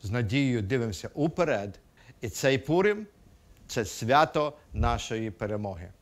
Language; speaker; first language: Ukrainian; non-native, local second language; Russian